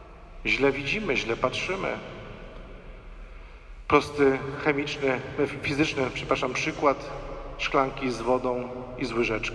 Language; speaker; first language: Polish; native; Polish